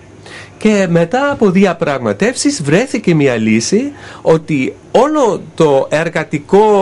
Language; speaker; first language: Greek; non-native, fluent; German